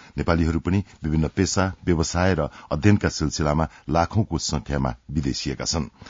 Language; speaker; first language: Nepali; native; Nepali